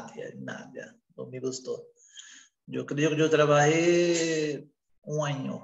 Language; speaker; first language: Spanish; non-native, learner; Portuguese